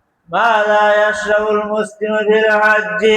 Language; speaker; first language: Arabic; non-native, fluent; Bangla